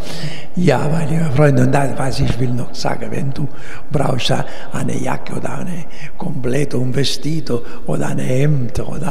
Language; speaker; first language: German; non-native, learner; Italian